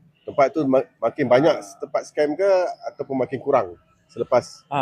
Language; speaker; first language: Malay; native; Malay